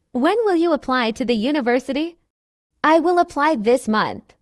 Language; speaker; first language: English; non-native, fluent; Burmese